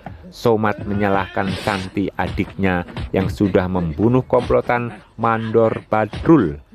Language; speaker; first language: Indonesian; native; Indonesian